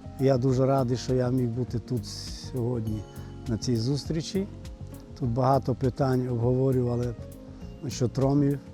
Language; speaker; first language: Ukrainian; non-native, local second language; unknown